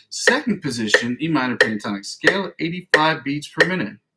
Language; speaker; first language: English; native; English